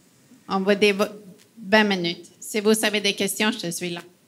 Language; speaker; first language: French; non-native, fluent; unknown